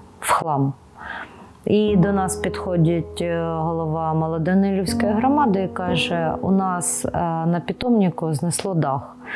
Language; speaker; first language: Ukrainian; non-native, local second language; Russian